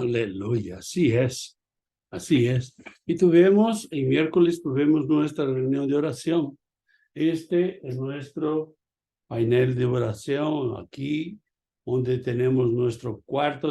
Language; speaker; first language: Spanish; non-native, fluent; Portuguese